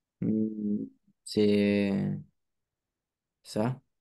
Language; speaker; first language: French; non-native, learner; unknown